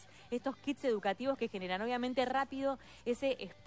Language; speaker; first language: Spanish; native; Spanish